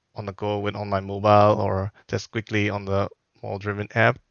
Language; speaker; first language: English; non-native, fluent; Burmese